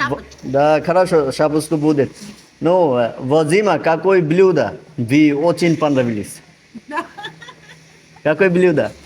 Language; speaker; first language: Russian; non-native, learner; Bangla